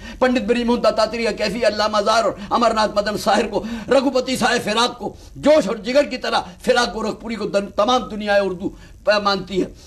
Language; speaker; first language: Urdu; native; Urdu